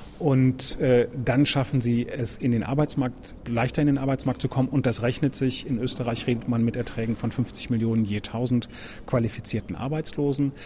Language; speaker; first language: German; native; German